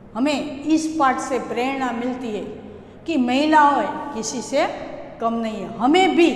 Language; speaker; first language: Hindi; non-native, local second language; Gujarati